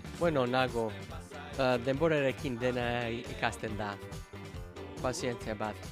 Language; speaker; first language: Basque; non-native, learner; English